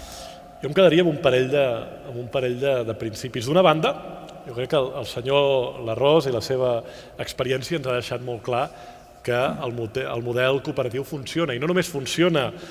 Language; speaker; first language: Catalan; native; Catalan